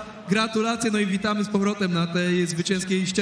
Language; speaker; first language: Polish; native; Polish